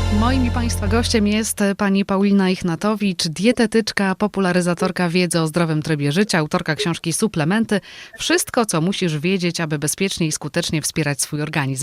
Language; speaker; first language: Polish; native; Polish